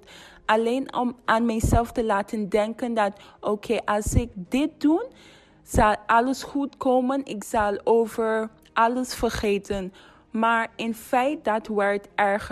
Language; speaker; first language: Dutch; non-native, fluent; English